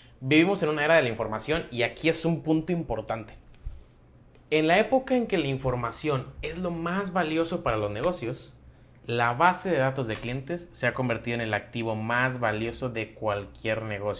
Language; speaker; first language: Spanish; native; Spanish